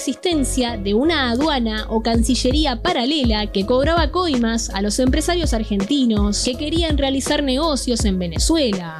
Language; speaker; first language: Spanish; native; Spanish